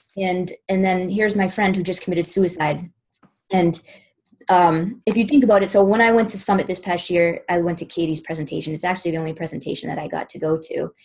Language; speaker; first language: English; native; English